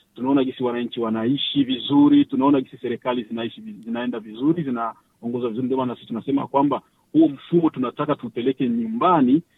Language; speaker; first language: Swahili; native; Swahili